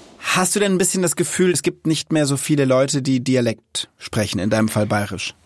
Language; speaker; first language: German; native; German